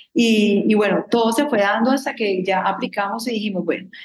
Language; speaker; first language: Spanish; native; Spanish